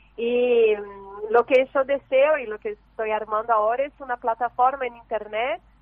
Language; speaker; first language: Spanish; non-native, fluent; Portuguese